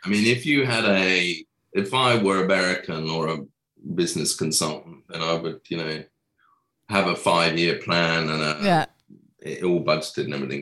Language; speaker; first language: English; native; English